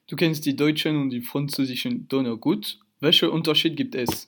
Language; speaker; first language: German; non-native, learner; French